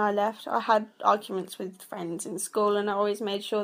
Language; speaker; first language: English; non-native, fluent; Arabic